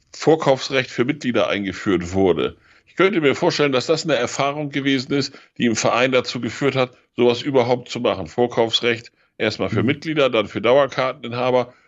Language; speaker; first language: German; native; German